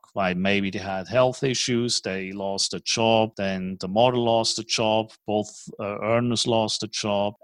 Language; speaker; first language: English; non-native, fluent; German